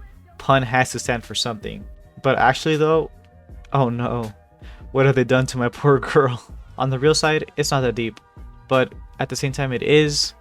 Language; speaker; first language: English; native; English